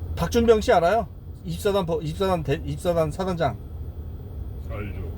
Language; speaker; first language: Korean; native; Korean